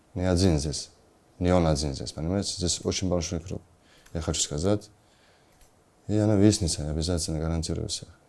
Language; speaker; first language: Russian; non-native, learner; Georgian